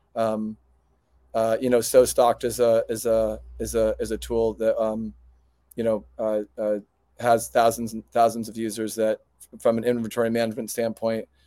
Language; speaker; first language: English; native; English